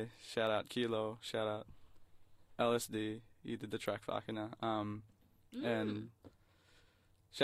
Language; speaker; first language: English; non-native, local second language; Filipino